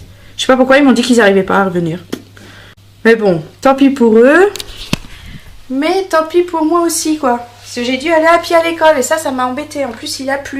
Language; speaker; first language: French; native; French